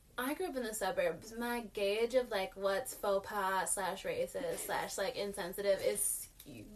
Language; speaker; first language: English; early bilingual, other home language; Yoruba